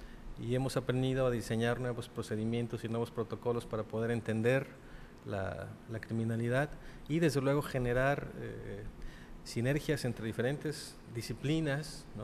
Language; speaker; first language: Spanish; native; Spanish